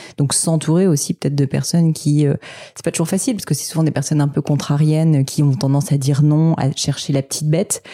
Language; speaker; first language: French; native; French